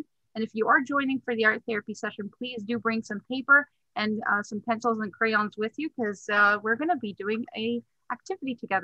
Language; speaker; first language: English; native; English